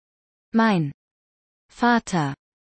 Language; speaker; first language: German; non-native, learner; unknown